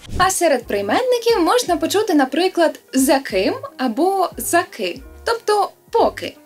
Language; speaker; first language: Ukrainian; native; Ukrainian